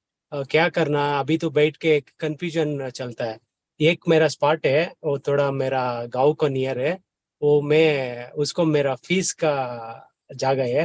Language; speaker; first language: Hindi; non-native, learner; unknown